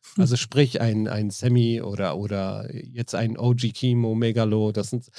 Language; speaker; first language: German; native; German